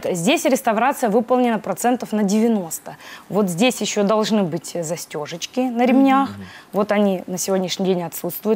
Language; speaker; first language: Russian; native; Russian